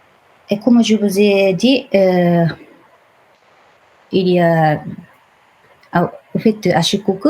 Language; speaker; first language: French; non-native, fluent; Japanese